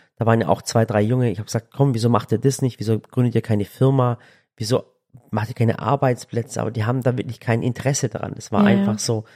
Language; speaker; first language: German; early bilingual, other home language; Turkish